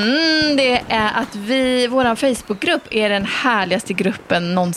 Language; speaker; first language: Swedish; native; Swedish